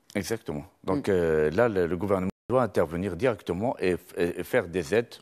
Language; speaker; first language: French; non-native, local second language; Arabic